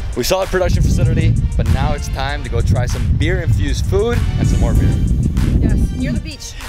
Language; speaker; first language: English; native; English